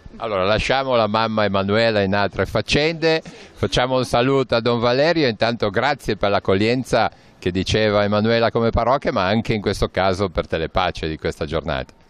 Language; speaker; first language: Italian; native; Italian